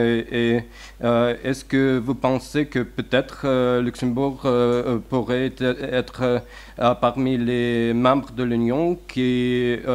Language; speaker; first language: French; non-native, fluent; Russian